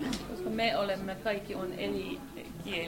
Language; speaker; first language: Finnish; non-native, learner; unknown